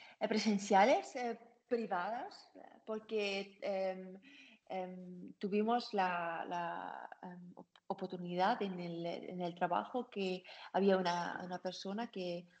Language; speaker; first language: Spanish; non-native, learner; German